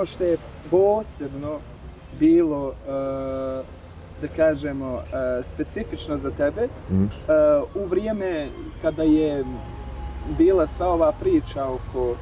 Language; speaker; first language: Serbian; native; Serbian